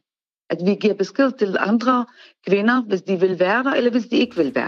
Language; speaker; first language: Danish; non-native, fluent; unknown